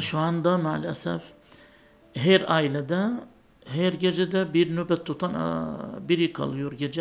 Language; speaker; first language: Turkish; non-native, fluent; Arabic